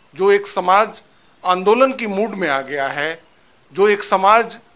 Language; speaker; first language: Hindi; native; Hindi